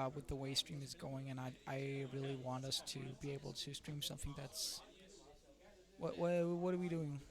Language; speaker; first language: English; non-native, fluent; Danish